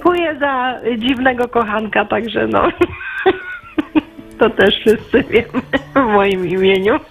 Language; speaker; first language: Polish; native; Polish